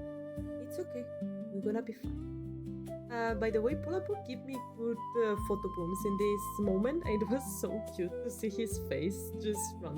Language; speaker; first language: English; non-native, fluent; Spanish